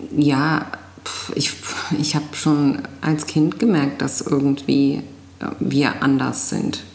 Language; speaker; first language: German; early bilingual, other home language; Arabic